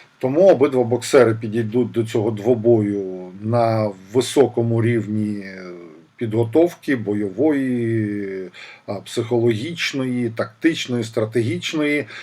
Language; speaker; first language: Ukrainian; non-native, local second language; Russian